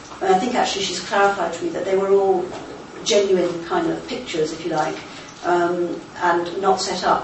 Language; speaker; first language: English; native; English